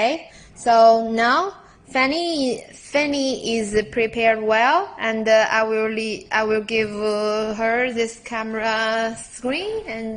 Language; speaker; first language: English; non-native, learner; Chinese